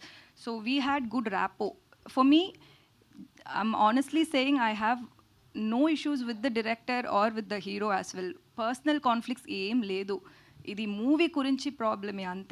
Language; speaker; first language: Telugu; non-native, learner; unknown